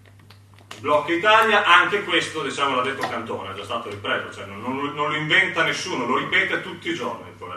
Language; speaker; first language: Italian; native; Italian